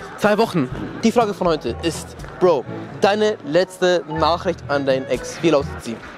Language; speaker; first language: German; early bilingual, other home language; Turkish